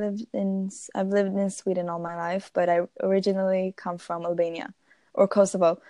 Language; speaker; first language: English; non-native, fluent; Swedish